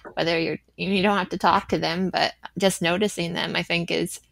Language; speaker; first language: English; native; English